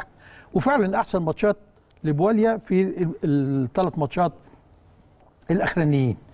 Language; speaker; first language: Arabic; native; Arabic